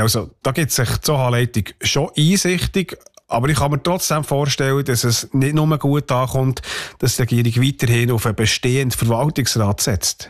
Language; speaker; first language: German; native; German